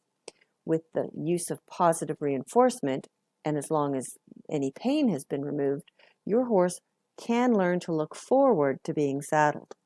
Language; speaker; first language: English; native; English